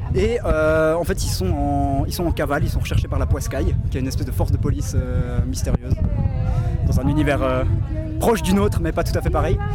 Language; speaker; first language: French; native; French